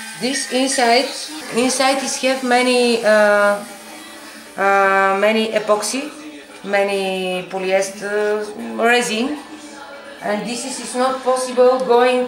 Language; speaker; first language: English; non-native, learner; Bulgarian